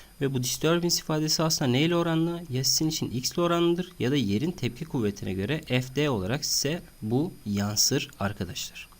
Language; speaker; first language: Turkish; native; Turkish